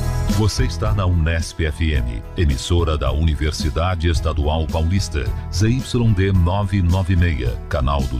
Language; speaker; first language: Portuguese; native; Portuguese